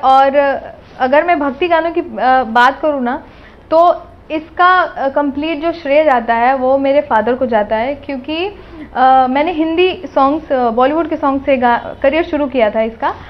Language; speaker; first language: Hindi; native; Hindi